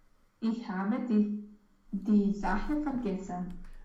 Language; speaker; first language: German; non-native, learner; Romanian